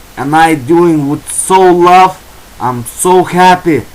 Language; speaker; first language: English; non-native, learner; Lithuanian